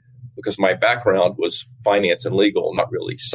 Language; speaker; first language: English; native; English